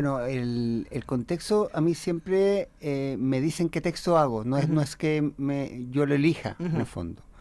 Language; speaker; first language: Spanish; native; Spanish